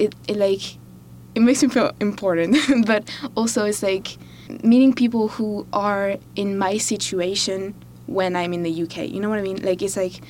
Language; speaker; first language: English; non-native, fluent; French